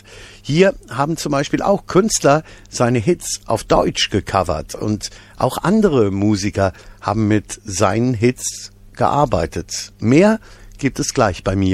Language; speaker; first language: German; native; German